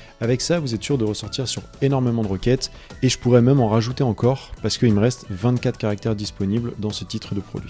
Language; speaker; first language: French; native; French